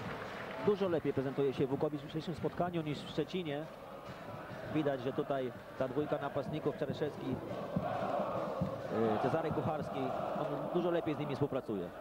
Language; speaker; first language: Polish; native; Polish